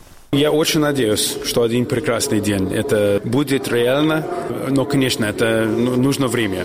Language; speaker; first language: Russian; non-native, fluent; English